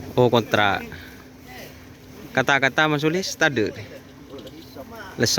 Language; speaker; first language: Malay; non-native, local second language; Madurese